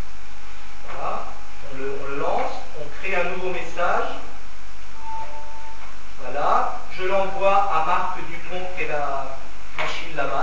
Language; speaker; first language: French; native; French